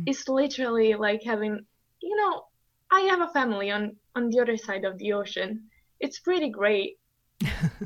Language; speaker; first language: English; non-native, fluent; Italian